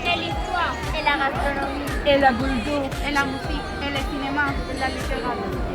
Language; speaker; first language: French; non-native, learner; Spanish